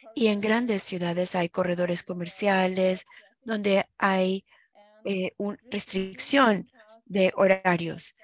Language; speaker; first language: Spanish; non-native, fluent; German